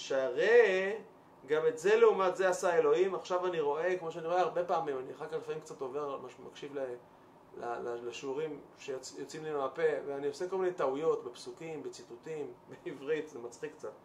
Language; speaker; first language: Hebrew; native; Hebrew